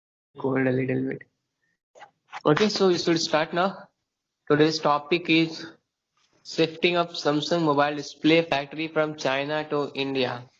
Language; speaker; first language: English; non-native, local second language; Hindi